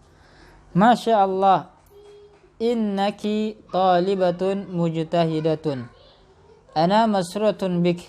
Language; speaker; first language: Arabic; non-native, fluent; Indonesian